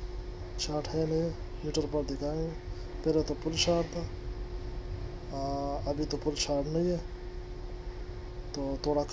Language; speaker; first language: Hindi; non-native, local second language; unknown